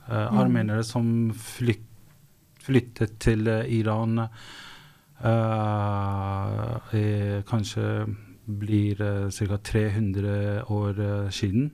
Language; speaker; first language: Norwegian; non-native, fluent; Persian